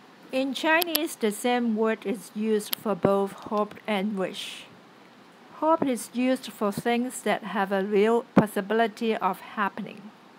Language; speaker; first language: English; non-native, local second language; Cantonese